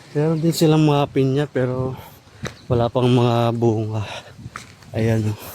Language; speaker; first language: Filipino; non-native, local second language; Waray